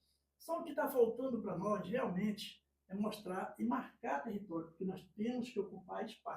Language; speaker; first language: Portuguese; native; Portuguese